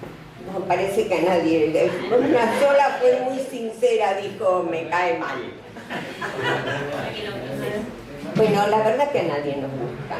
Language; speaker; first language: Spanish; native; Spanish